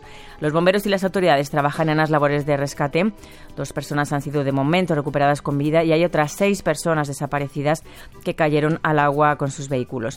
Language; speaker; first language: Spanish; native; Spanish